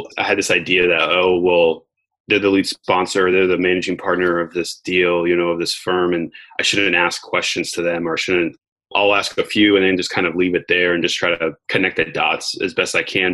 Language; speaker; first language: English; native; English